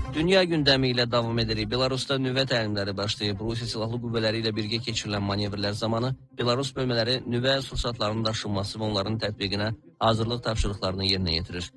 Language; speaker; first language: Azerbaijani; native; Azerbaijani